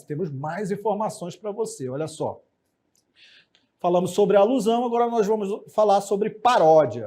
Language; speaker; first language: Portuguese; native; Portuguese